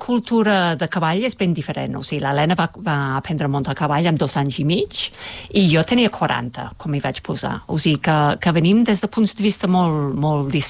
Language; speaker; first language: Catalan; non-native, fluent; English